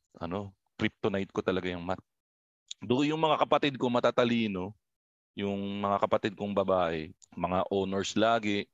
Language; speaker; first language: Filipino; native; Filipino